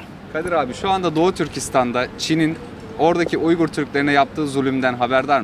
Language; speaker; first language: Turkish; native; Turkish